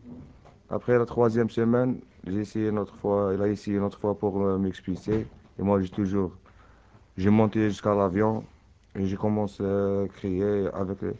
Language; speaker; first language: French; non-native, learner; Arabic